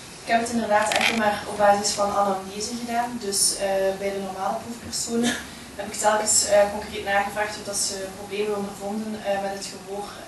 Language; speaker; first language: Dutch; native; Dutch